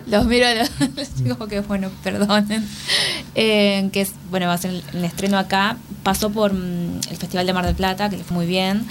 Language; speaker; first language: Spanish; native; Spanish